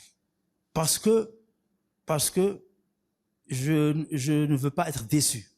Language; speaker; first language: French; non-native, local second language; Arabic